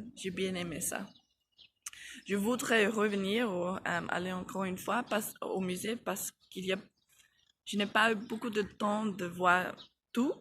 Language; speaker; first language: French; non-native, fluent; English